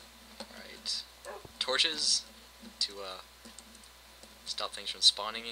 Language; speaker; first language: English; native; English